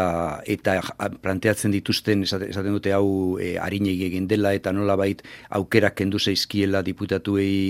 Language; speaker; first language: Basque; native; Basque